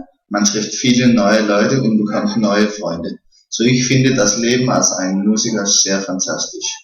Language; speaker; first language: German; non-native, learner; Danish